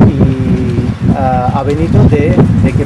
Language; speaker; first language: Spanish; non-native, learner; Russian